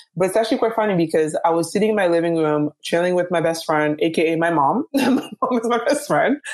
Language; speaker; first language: English; early bilingual, other home language; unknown